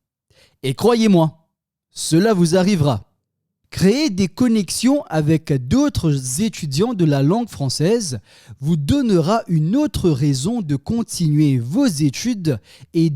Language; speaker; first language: French; native; French